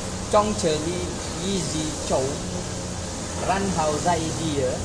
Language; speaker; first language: Chinese; non-native, learner; Malay